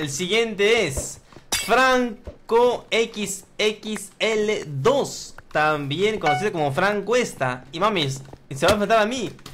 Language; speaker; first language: Spanish; native; Spanish